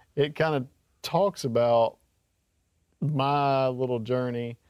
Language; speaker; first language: English; native; English